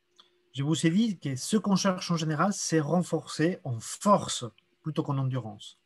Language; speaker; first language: French; native; French